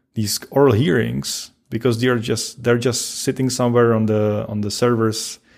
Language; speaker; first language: English; non-native, fluent; Czech